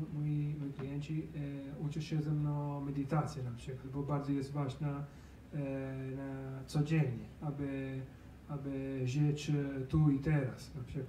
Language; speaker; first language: Polish; non-native, learner; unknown